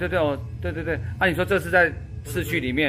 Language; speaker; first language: Chinese; native; Chinese